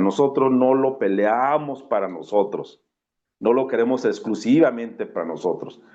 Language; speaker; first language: Spanish; native; Spanish